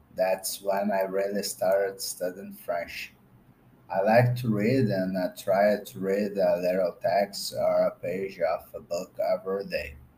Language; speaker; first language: English; non-native, fluent; Portuguese